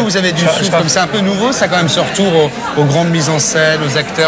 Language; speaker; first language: French; native; French